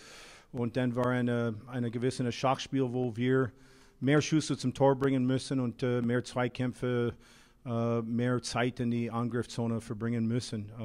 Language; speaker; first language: German; non-native, fluent; English